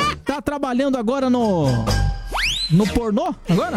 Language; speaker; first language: Portuguese; native; Portuguese